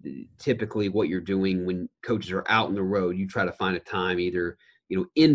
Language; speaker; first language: English; native; English